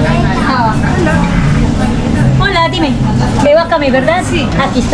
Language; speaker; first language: Spanish; non-native, fluent; Filipino